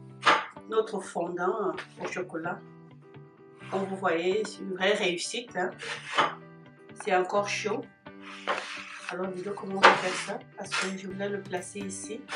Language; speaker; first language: French; native; French